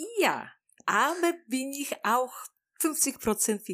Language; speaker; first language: German; non-native, learner; Polish